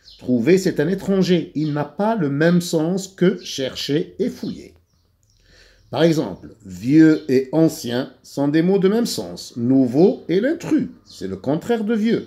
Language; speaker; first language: French; non-native, local second language; Arabic